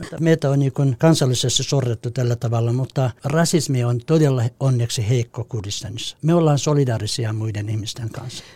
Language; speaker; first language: Finnish; non-native, fluent; Kurdish